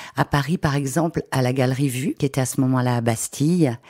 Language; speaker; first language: French; native; French